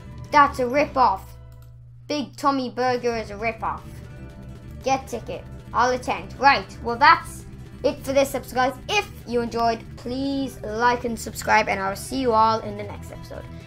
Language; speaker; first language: English; native; English